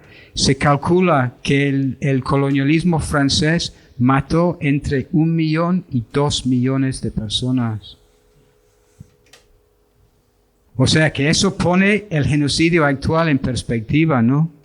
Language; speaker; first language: Spanish; non-native, fluent; English